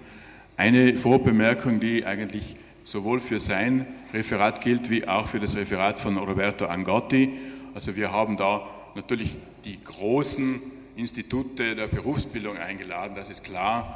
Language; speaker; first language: German; native; German